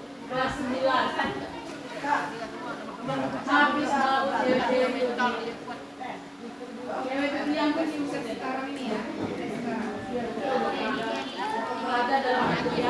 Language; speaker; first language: Indonesian; native; Indonesian